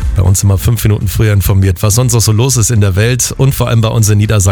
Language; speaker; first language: German; native; German